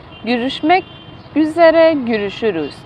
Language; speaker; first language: Turkish; non-native, fluent; Persian